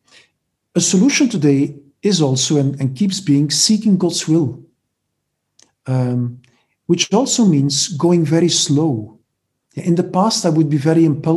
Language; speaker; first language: English; non-native, fluent; Dutch